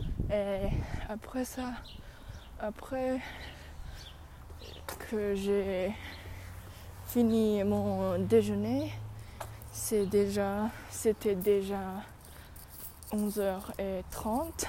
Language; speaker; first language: French; non-native, learner; Chinese